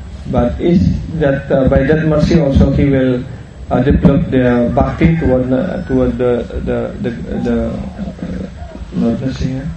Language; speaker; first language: English; non-native, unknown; Indonesian